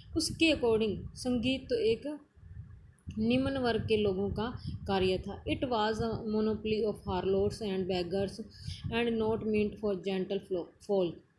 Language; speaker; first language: Hindi; native; Hindi